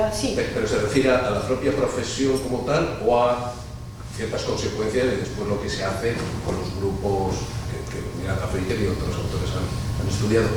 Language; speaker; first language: Spanish; native; Spanish